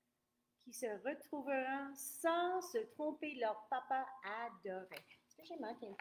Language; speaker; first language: French; non-native, fluent; English